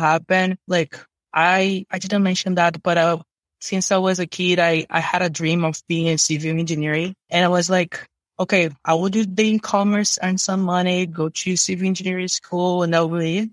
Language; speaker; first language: English; non-native, fluent; Portuguese